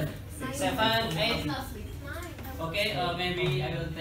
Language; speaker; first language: English; non-native, learner; Indonesian